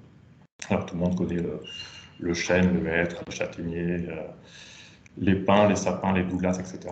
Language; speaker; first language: French; native; French